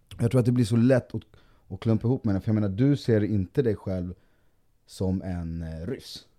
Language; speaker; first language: Swedish; early bilingual, other home language; Spanish